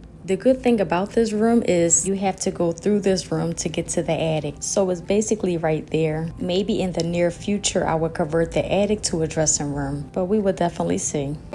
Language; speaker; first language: English; native; English